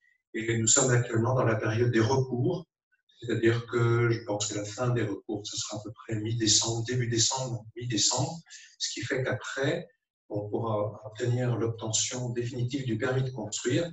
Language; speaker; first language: French; native; French